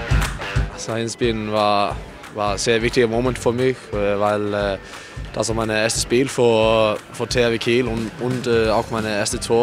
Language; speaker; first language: German; non-native, learner; Icelandic